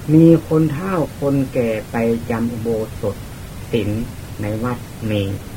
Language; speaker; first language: Thai; non-native, local second language; Lao